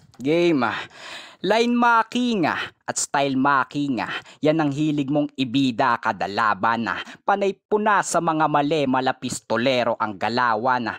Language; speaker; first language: Filipino; non-native, local second language; Bikol